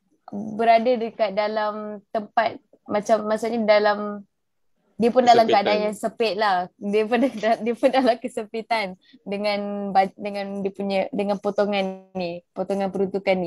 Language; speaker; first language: Malay; native; Malay